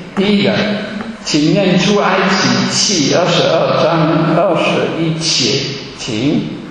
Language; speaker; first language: Chinese; non-native, fluent; German